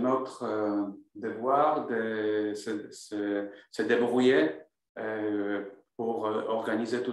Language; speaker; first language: French; non-native, learner; Polish